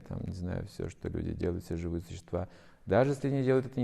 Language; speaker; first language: Russian; native; Russian